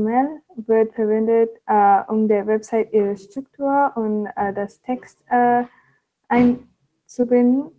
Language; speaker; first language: German; non-native, learner; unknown